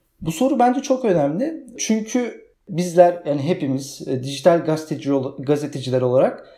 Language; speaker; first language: Turkish; native; Turkish